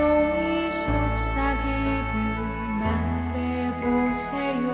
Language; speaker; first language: Korean; native; Korean